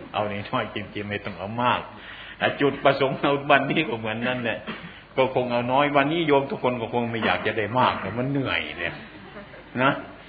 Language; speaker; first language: Thai; non-native, local second language; Northeastern Thai